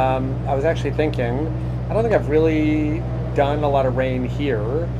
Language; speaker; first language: English; native; English